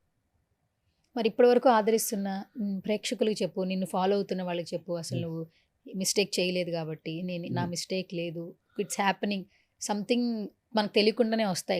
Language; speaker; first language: Telugu; native; Telugu